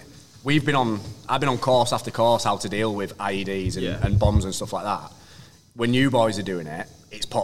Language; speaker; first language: English; native; English